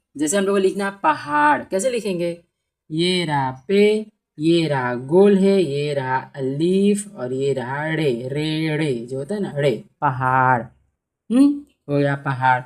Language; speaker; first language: Hindi; native; Hindi